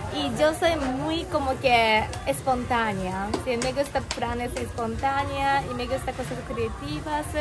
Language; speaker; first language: Spanish; non-native, fluent; Japanese